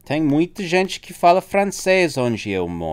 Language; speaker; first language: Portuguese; non-native, fluent; English